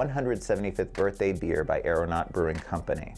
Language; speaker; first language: English; native; English